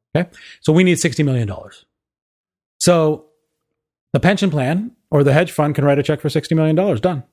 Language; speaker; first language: English; native; English